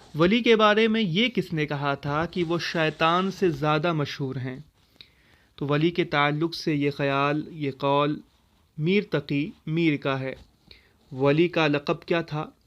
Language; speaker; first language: Urdu; native; Urdu